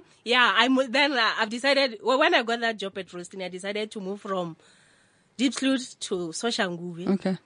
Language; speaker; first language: English; non-native, local second language; Northern Sotho